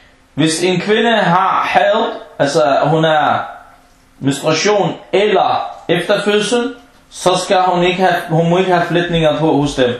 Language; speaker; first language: Danish; non-native, fluent; Arabic